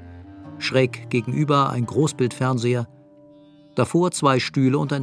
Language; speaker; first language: German; native; German